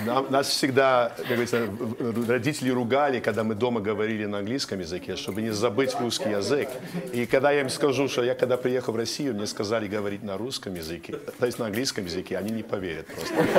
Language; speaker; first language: Russian; early bilingual, heritage; Russian